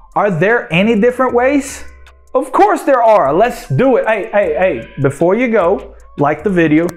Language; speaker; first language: English; non-native, fluent; Portuguese